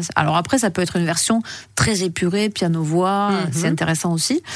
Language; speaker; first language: French; native; French